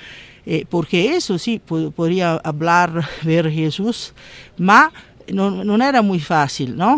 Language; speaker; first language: Spanish; non-native, learner; Italian